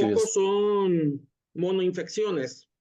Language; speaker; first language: Spanish; native; Spanish